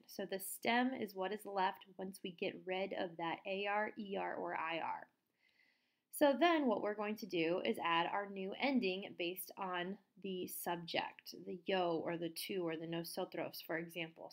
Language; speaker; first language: English; native; English